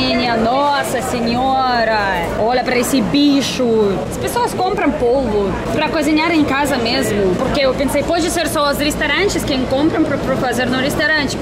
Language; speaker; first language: Portuguese; non-native, fluent; Russian